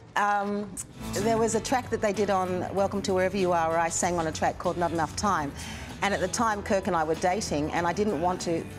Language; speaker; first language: English; native; English